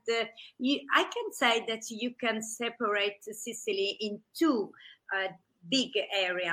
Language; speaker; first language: English; non-native, fluent; Italian